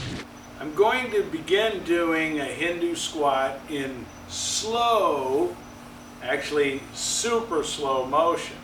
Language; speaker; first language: English; native; English